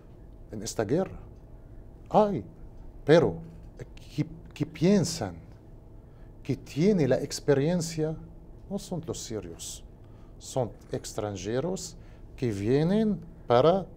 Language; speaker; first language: Spanish; non-native, learner; Arabic